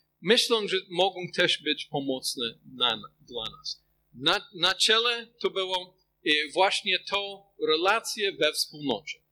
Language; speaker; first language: Polish; non-native, fluent; English